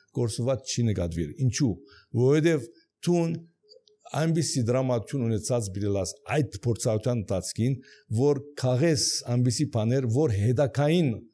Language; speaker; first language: Armenian; native; Armenian